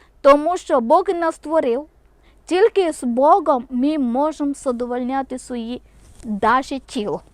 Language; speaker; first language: Ukrainian; non-native, local second language; Malayalam